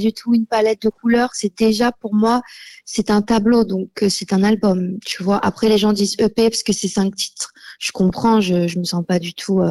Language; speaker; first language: French; native; French